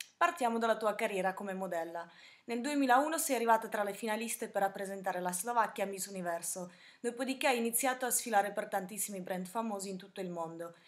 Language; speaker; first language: Italian; non-native, fluent; Slovak